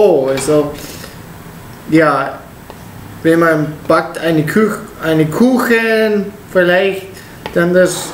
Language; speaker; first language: German; non-native, learner; Italian